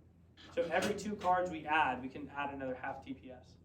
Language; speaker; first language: English; native; English